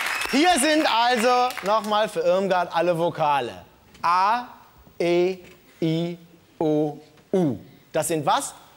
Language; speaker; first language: German; native; German